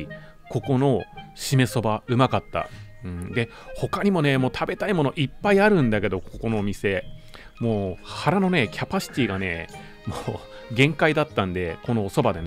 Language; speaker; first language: Japanese; native; Japanese